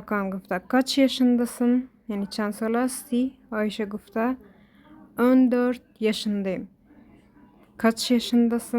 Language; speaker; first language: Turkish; non-native, fluent; Persian